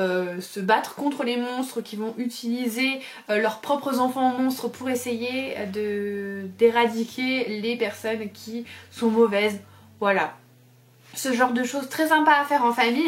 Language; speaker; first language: French; native; French